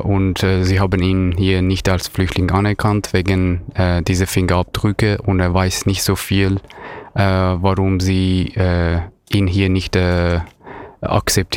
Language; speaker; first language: German; non-native, fluent; Persian